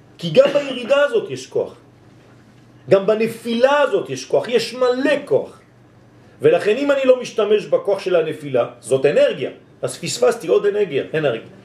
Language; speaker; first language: Hebrew; non-native, fluent; French